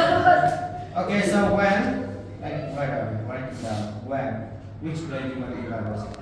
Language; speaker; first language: English; non-native, learner; Vietnamese